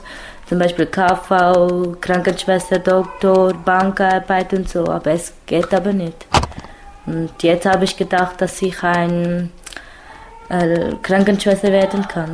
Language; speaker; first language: German; non-native, learner; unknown